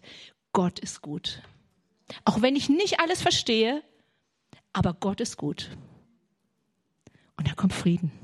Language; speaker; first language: German; native; German